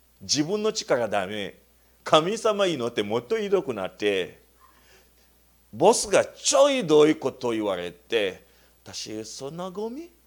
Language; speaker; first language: Japanese; non-native, learner; Luba-Lulua